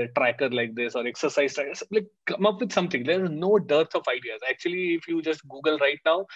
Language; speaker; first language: English; non-native, local second language; Hindi